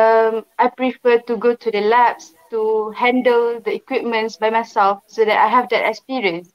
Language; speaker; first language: English; non-native, local second language; Malay